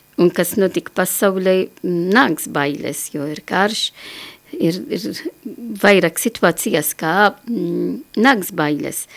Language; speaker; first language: Latvian; non-native, learner; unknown